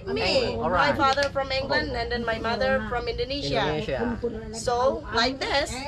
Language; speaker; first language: English; non-native, learner; Sundanese